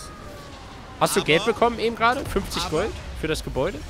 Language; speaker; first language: German; native; German